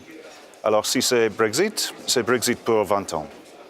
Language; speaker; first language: French; non-native, fluent; English